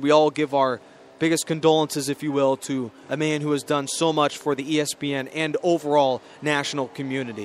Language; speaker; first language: English; native; English